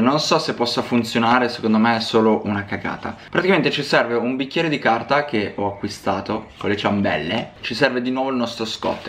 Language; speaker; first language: Italian; native; Italian